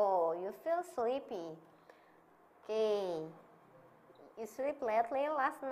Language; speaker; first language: English; non-native, learner; Indonesian